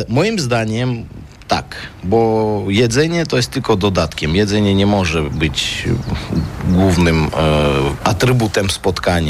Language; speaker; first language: Polish; non-native, fluent; Armenian